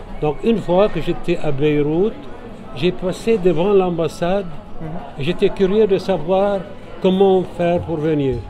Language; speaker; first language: French; non-native, local second language; Arabic